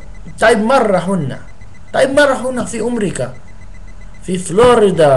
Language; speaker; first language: Arabic; non-native, learner; English